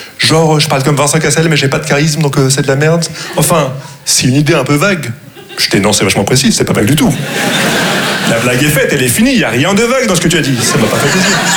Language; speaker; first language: French; non-native, local second language; Arabic